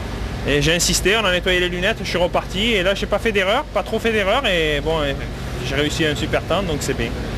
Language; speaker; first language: French; native; French